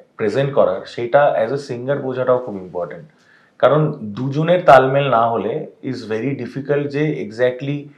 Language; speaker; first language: Bangla; native; Bangla